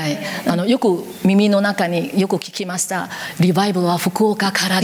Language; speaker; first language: Japanese; non-native, learner; Korean